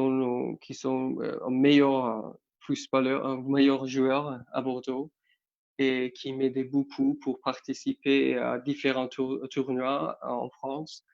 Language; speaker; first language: French; non-native, fluent; Persian